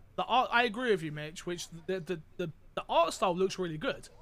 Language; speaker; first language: English; native; English